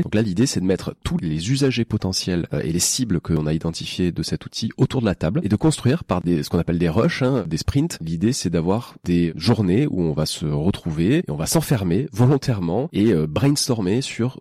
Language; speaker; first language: French; native; French